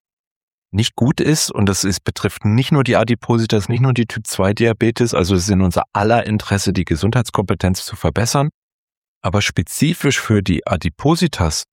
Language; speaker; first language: German; native; German